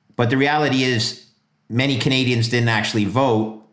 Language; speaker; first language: English; native; English